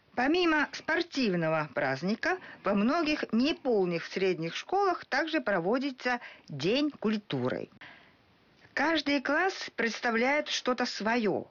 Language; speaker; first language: Russian; non-native, fluent; Japanese